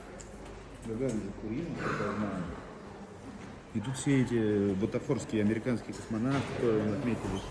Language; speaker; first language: Russian; native; Russian